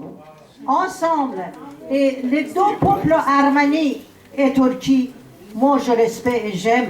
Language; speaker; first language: French; non-native, learner; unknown